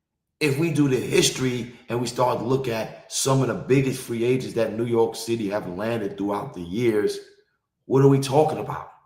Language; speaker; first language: English; native; English